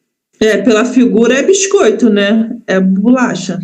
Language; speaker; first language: Portuguese; native; Portuguese